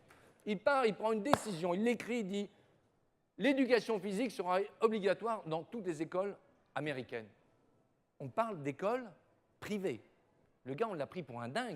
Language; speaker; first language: French; native; French